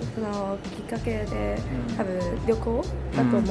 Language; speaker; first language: Japanese; non-native, learner; Chinese